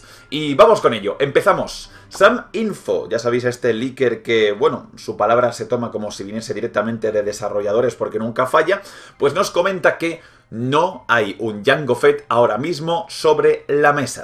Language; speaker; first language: Spanish; native; Spanish